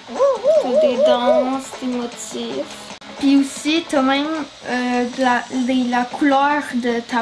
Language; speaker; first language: French; native; French